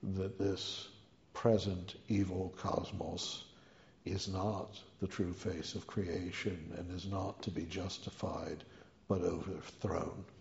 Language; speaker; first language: English; native; English